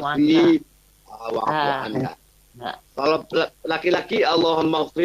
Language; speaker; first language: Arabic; non-native, fluent; Indonesian